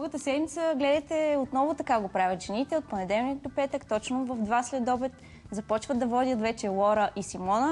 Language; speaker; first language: Bulgarian; native; Bulgarian